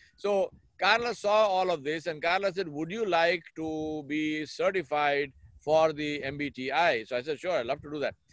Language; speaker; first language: English; non-native, local second language; Urdu